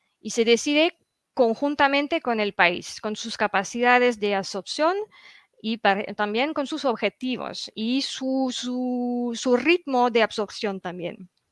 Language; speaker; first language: Spanish; non-native, fluent; French